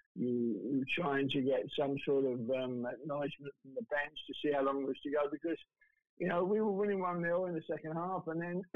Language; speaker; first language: English; native; English